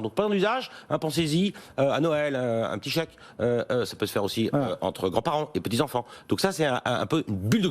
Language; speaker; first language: French; native; French